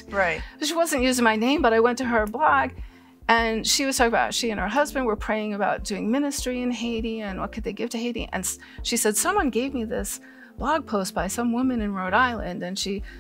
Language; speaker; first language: English; native; English